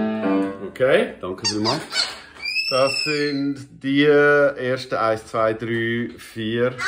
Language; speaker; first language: German; native; German